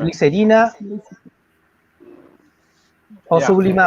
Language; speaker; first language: Spanish; native; Spanish